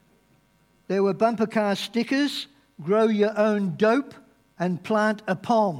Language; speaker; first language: English; native; English